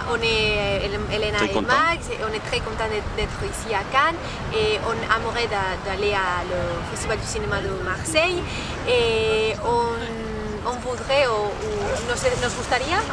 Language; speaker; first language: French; non-native, learner; Spanish